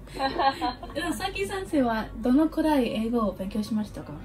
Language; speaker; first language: Japanese; non-native, learner; Burmese